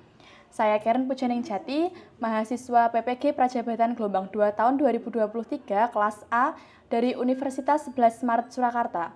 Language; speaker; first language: Indonesian; native; Indonesian